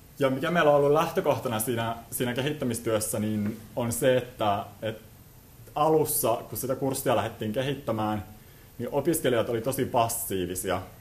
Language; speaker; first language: Finnish; native; Finnish